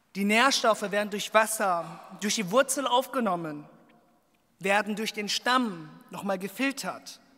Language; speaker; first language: German; early bilingual, other home language; Korean